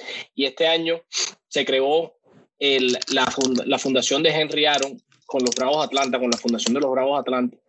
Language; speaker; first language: Spanish; native; Spanish